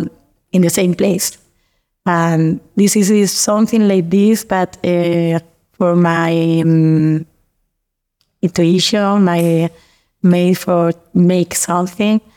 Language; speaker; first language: English; non-native, learner; Spanish